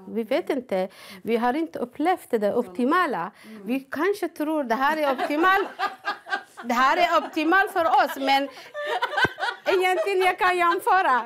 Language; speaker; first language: Swedish; non-native, fluent; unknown